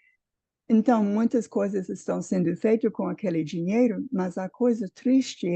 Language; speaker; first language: Portuguese; non-native, fluent; English